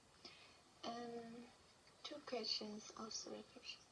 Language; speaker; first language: English; non-native, learner; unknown